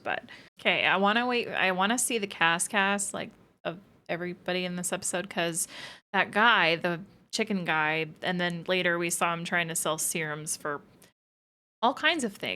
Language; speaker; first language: English; native; English